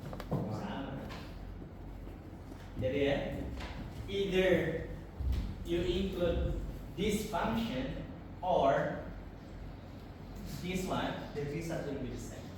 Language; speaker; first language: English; non-native, fluent; Indonesian